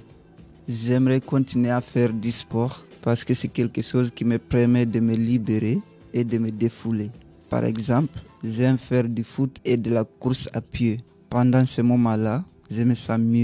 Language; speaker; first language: French; non-native, learner; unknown